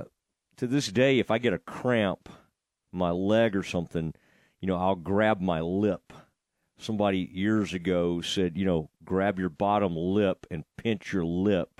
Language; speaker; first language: English; native; English